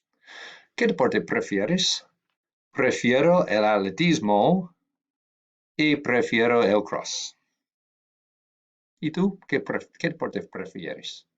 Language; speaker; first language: Spanish; non-native, fluent; English